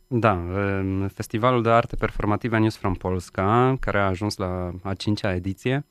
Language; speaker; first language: Romanian; non-native, fluent; Polish